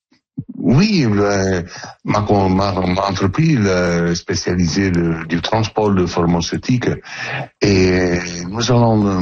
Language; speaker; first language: French; non-native, learner; Italian